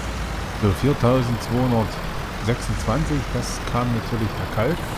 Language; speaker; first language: German; native; German